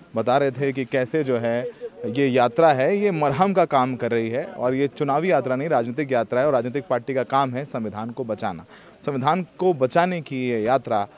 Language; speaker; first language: Hindi; native; Hindi